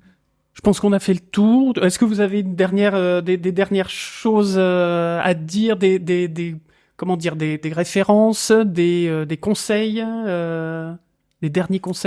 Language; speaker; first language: French; native; French